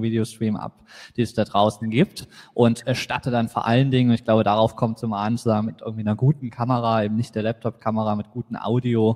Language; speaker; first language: German; native; German